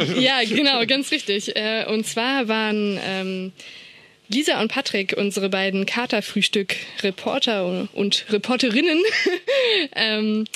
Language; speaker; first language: German; native; German